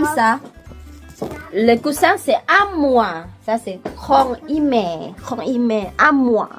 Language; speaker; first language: French; non-native, learner; Lao